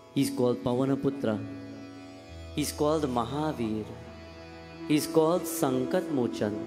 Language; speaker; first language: English; native; English